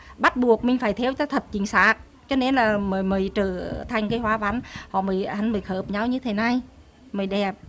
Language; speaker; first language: Vietnamese; non-native, local second language; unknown